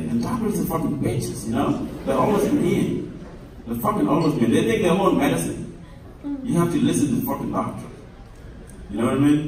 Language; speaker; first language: English; non-native, fluent; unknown